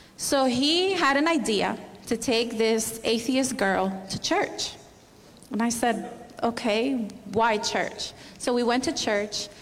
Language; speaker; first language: English; non-native, fluent; Spanish